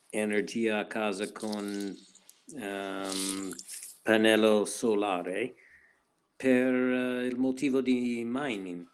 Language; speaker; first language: Italian; non-native, learner; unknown